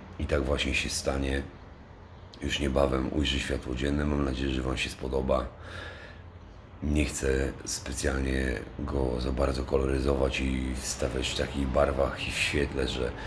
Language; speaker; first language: Polish; native; Polish